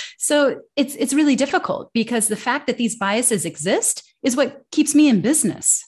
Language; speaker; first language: English; native; English